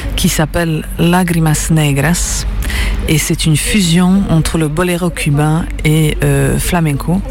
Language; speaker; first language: French; early bilingual, other home language; Serbian